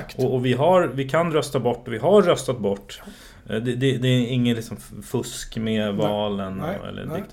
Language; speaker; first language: Swedish; native; Swedish